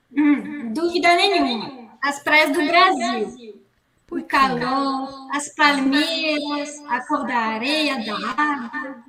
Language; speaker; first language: Portuguese; non-native, fluent; French